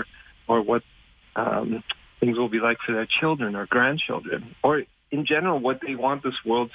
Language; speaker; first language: English; non-native, fluent; German